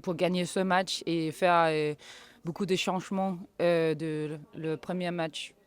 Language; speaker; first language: French; non-native, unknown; Danish